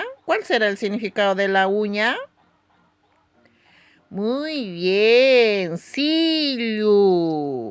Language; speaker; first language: Spanish; non-native, local second language; Aymara